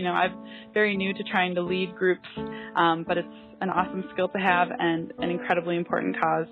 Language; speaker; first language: English; native; English